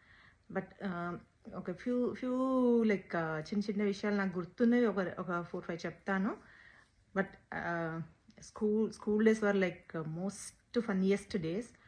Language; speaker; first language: Telugu; native; Telugu